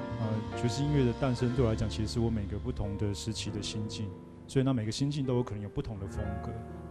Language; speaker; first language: Chinese; native; Chinese